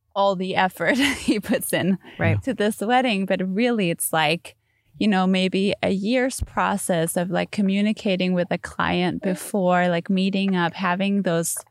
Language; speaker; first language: English; non-native, fluent; Danish